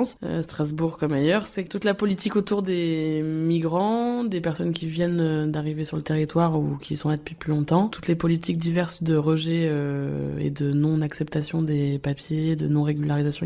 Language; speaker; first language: French; native; French